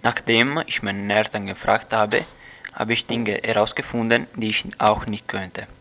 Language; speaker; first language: German; non-native, learner; Italian